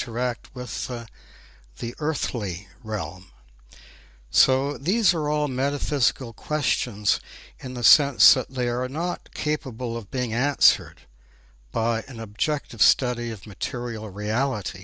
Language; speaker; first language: English; native; English